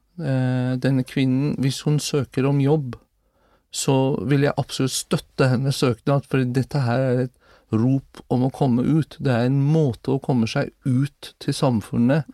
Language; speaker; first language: Norwegian; non-native, fluent; Persian